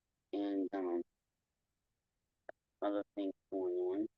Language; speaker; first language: English; native; English